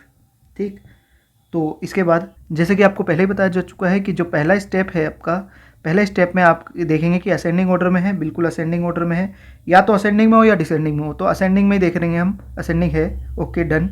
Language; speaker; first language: Hindi; native; Hindi